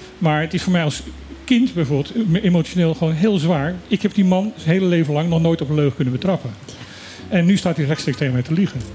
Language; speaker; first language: Dutch; non-native, local second language; Papiamento